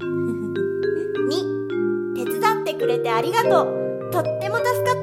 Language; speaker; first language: Japanese; native; Japanese